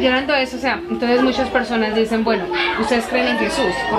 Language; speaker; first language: Spanish; native; Spanish